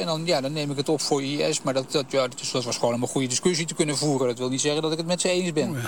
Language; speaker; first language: Dutch; native; Dutch